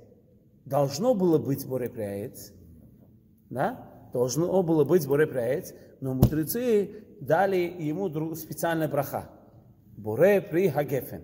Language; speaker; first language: Russian; early bilingual, heritage; Russian